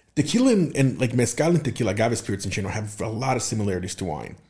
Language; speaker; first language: English; non-native, fluent; Portuguese